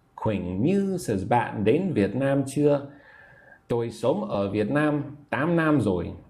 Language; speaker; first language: Vietnamese; non-native, learner; English